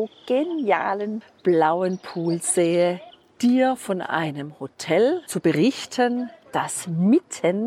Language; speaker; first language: German; native; German